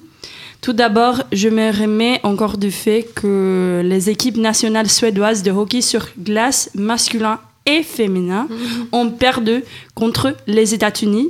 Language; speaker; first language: French; non-native, fluent; Swedish